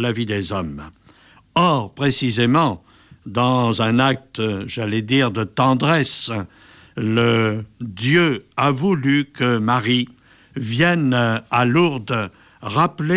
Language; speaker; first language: French; native; French